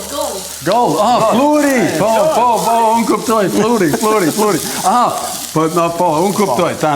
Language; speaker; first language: Albanian; non-native, learner; English